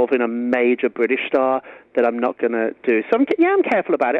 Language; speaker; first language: English; native; English